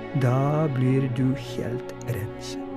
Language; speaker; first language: Norwegian; non-native, fluent; Polish